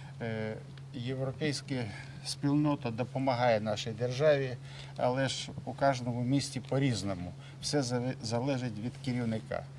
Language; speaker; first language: Ukrainian; native; Ukrainian